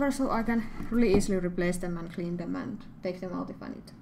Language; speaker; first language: English; non-native, fluent; Finnish